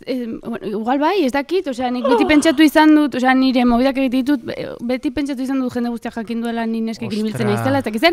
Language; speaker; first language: Basque; native; Basque